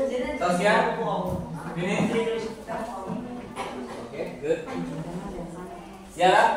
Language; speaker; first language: English; non-native, fluent; Indonesian